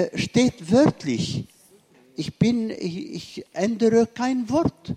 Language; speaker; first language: German; non-native, fluent; Arabic